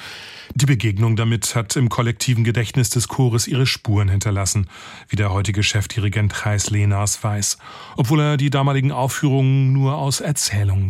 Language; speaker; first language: German; native; German